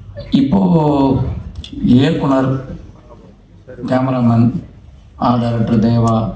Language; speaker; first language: Tamil; native; Tamil